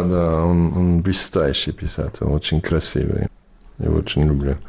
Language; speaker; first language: Russian; non-native, fluent; English